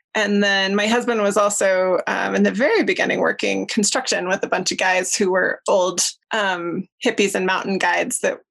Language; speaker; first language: English; native; English